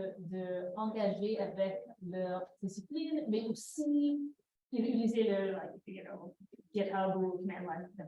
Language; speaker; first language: French; non-native, learner; English